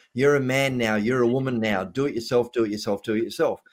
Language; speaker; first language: English; native; English